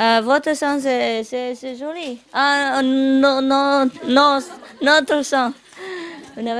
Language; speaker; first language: French; non-native, learner; Vietnamese